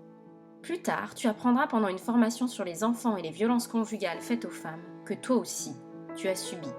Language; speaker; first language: French; native; French